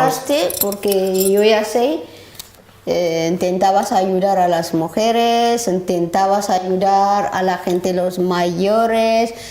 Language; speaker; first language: Spanish; non-native, learner; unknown